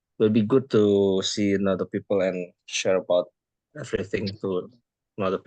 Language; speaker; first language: English; non-native, learner; Indonesian